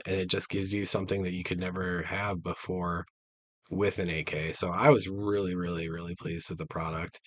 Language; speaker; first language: English; native; English